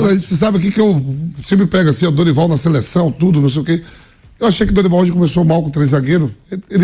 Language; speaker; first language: Portuguese; native; Portuguese